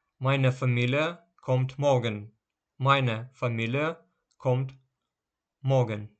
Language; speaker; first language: German; non-native, fluent; Ukrainian